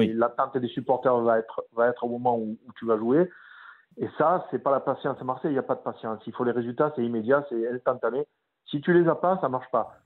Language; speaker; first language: French; native; French